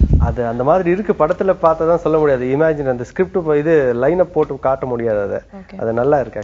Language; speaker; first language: Tamil; native; Tamil